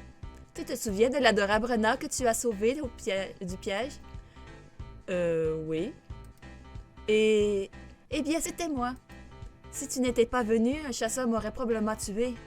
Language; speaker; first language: French; native; French